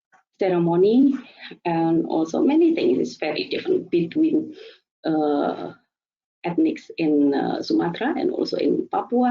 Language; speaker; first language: English; non-native, fluent; Indonesian